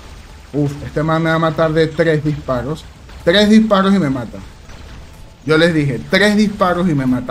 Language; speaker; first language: Spanish; native; Spanish